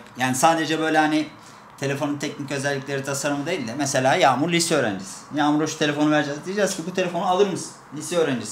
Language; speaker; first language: Turkish; native; Turkish